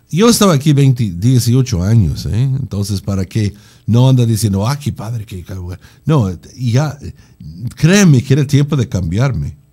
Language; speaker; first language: Spanish; non-native, fluent; English